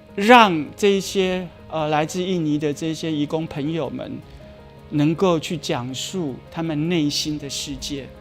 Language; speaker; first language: Chinese; native; Chinese